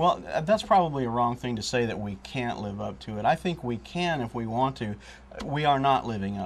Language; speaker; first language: English; native; English